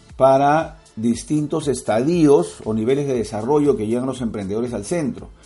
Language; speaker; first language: Spanish; native; Spanish